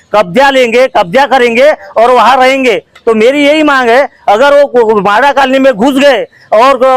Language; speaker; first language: Hindi; non-native, local second language; Marathi